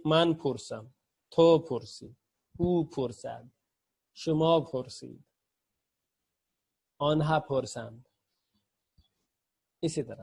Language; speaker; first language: Persian; non-native, fluent; Urdu